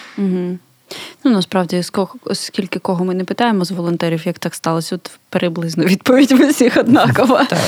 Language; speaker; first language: Ukrainian; native; Ukrainian